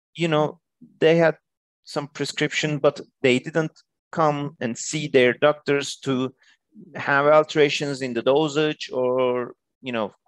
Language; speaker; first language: English; non-native, fluent; Turkish